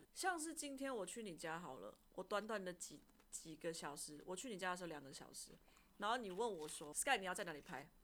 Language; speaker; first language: Chinese; native; Chinese